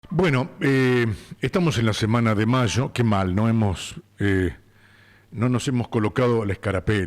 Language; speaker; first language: Spanish; native; Spanish